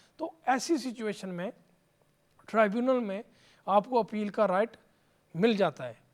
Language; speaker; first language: Urdu; native; Urdu